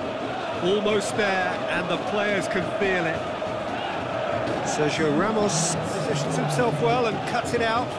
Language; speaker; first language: English; native; English